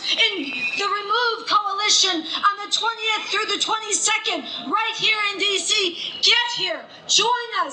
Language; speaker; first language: English; native; English